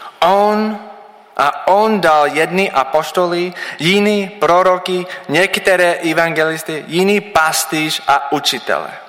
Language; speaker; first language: Czech; non-native, learner; English